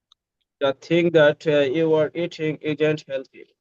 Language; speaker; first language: English; non-native, learner; Bangla